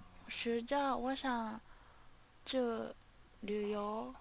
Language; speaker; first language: Chinese; non-native, learner; Japanese